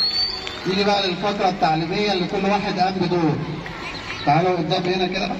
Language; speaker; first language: Arabic; native; Arabic